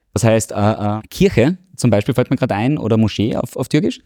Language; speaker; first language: German; native; German